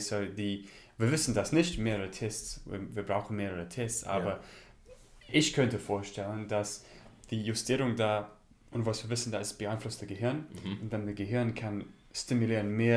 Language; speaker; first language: German; non-native, learner; English